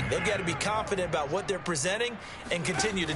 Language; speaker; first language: English; native; English